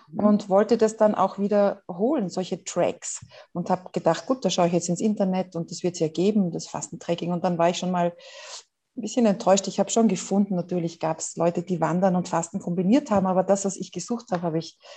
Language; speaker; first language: German; native; German